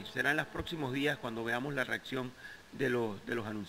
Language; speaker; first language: Spanish; native; Spanish